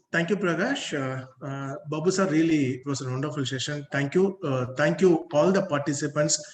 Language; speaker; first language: English; non-native, local second language; Tamil